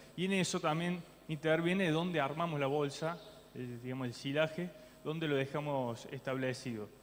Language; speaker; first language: Spanish; native; Spanish